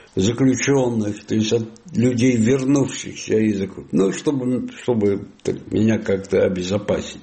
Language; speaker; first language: Russian; non-native, fluent; Italian